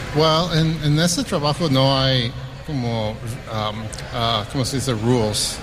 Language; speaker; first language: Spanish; early bilingual, heritage; English